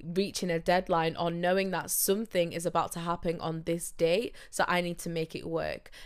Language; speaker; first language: English; native; English